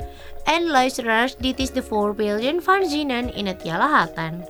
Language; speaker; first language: Dutch; non-native, learner; Indonesian